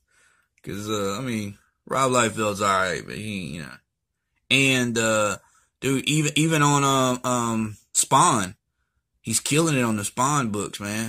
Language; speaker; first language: English; native; English